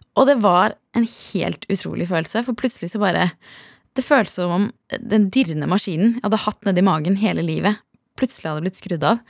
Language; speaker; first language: Norwegian; native; Norwegian